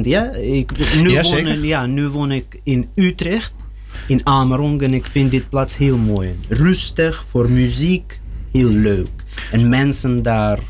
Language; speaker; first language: Dutch; non-native, learner; Russian